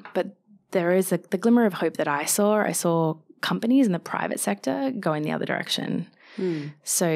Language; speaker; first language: English; native; English